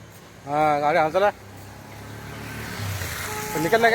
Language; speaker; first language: Hindi; non-native, local second language; Marathi